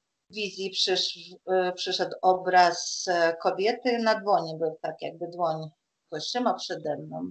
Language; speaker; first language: Polish; non-native, fluent; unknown